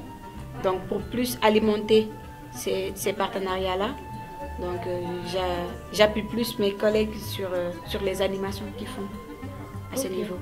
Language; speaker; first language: French; non-native, local second language; Wolof